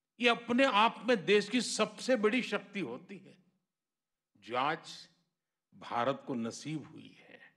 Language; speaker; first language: Hindi; non-native, local second language; Gujarati